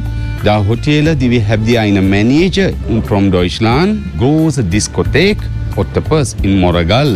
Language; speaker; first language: German; non-native, learner; Sinhala